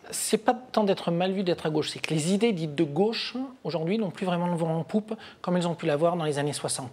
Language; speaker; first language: French; native; French